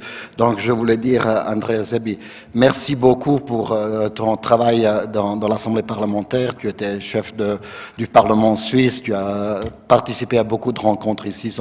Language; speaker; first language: French; non-native, fluent; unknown